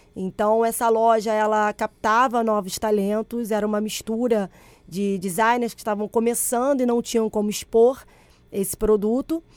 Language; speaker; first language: Portuguese; early bilingual, other home language; Spanish